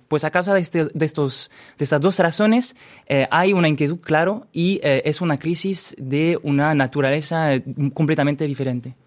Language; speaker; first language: Spanish; non-native, fluent; French